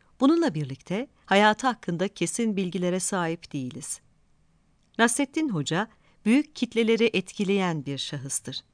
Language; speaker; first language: Turkish; native; Turkish